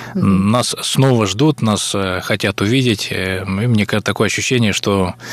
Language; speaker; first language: Russian; native; Russian